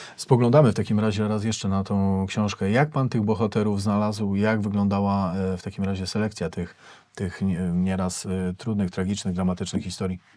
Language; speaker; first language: Polish; native; Polish